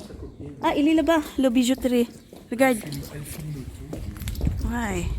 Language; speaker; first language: French; non-native, fluent; Filipino